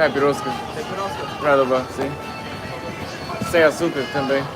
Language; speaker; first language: Portuguese; non-native, learner; English